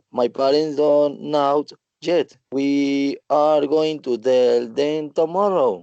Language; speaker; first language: English; non-native, learner; Spanish